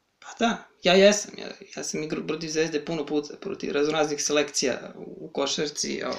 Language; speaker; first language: Serbian; native; Serbian